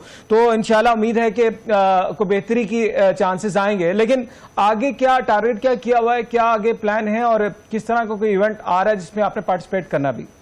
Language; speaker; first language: Urdu; native; Urdu